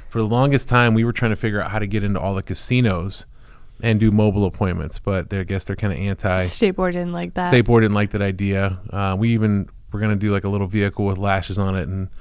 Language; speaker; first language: English; native; English